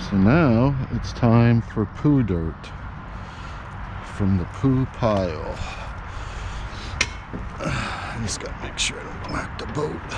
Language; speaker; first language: English; native; English